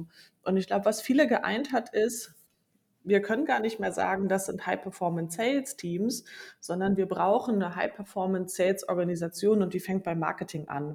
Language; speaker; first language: German; native; German